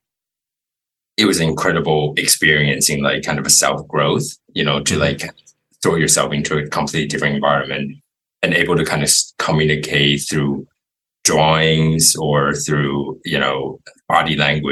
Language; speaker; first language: English; non-native, fluent; Chinese